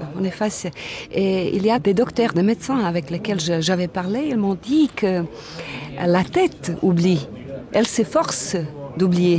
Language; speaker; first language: French; non-native, fluent; Bosnian